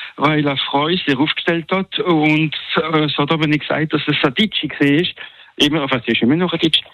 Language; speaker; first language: German; non-native, local second language; French